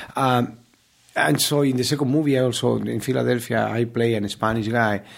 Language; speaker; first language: English; non-native, fluent; Spanish